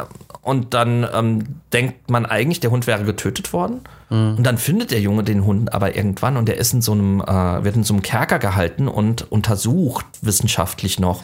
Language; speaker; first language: German; native; German